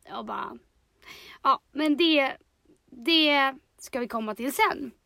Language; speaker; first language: Swedish; early bilingual, other home language; Spanish